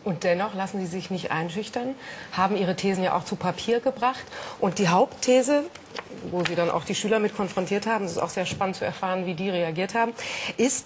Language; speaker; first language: German; native; German